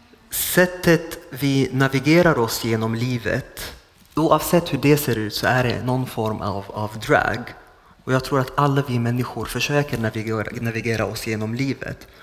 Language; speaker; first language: Swedish; non-native, fluent; Arabic